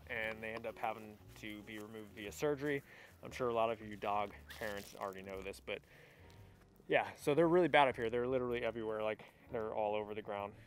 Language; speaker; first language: English; native; English